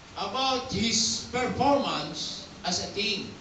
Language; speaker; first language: English; non-native, local second language; Filipino